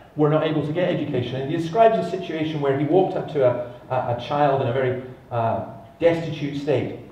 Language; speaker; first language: English; native; English